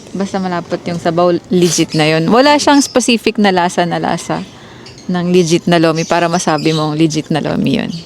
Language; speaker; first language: Filipino; non-native, local second language; Waray